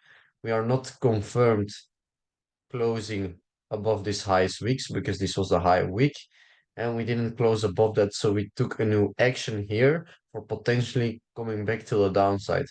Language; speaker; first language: English; non-native, fluent; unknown